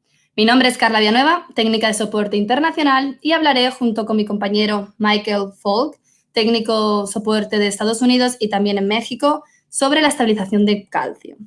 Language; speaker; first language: Spanish; native; Spanish